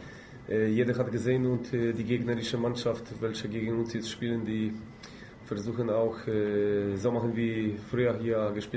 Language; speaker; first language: German; non-native, fluent; Polish